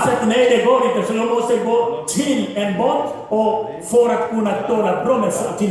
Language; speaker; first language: Swedish; non-native, fluent; Lingala